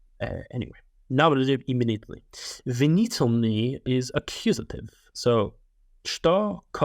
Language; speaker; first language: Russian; non-native, fluent; English